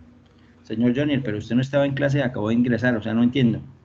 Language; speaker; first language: Spanish; native; Spanish